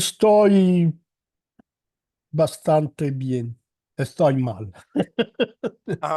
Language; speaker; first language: Spanish; non-native, fluent; Italian